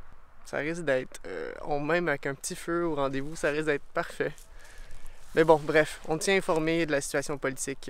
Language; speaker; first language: French; native; French